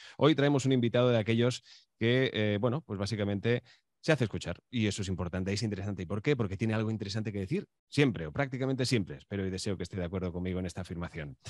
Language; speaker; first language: Spanish; native; Spanish